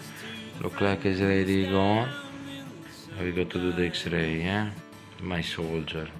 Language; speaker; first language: English; non-native, learner; Italian